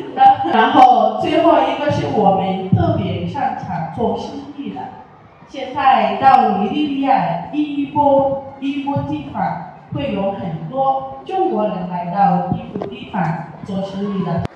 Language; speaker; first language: Chinese; non-native, fluent; Igbo